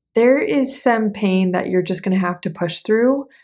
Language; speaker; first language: English; native; English